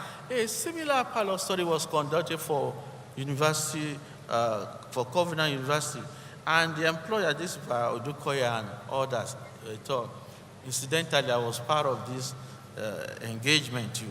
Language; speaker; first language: English; non-native, local second language; Yoruba